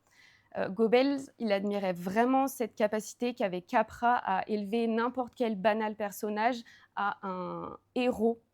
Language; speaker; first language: French; native; French